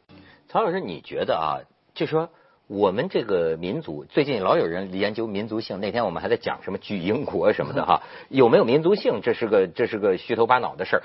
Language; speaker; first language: Chinese; native; Chinese